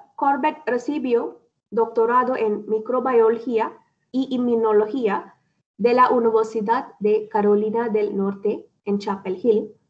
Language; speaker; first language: Spanish; non-native, learner; Malayalam